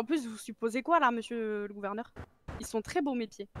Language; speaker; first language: French; native; French